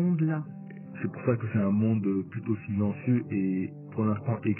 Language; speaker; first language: French; native; French